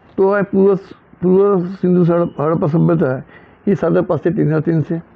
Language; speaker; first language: Marathi; native; Marathi